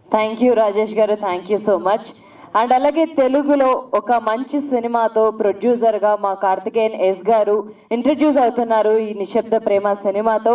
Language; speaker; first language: Telugu; native; Telugu